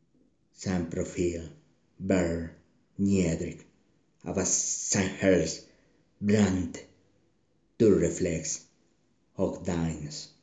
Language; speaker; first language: German; non-native, learner; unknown